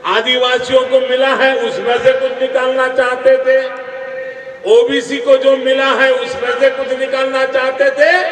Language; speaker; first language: Hindi; non-native, local second language; Gujarati